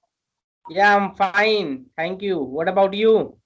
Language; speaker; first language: English; non-native, learner; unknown